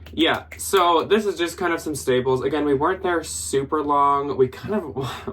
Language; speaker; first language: English; native; English